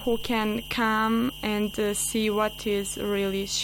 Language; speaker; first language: English; non-native, learner; Bosnian